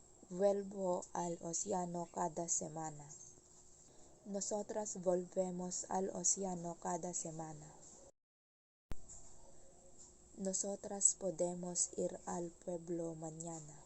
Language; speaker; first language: Spanish; non-native, learner; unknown